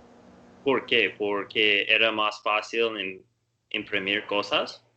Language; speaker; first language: Spanish; non-native, learner; English